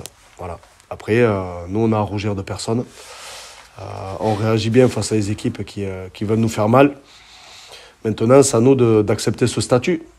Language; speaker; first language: French; native; French